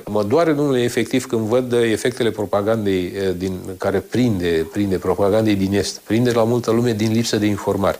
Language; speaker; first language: Romanian; native; Romanian